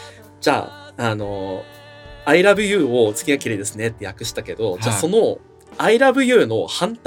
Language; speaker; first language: Japanese; native; Japanese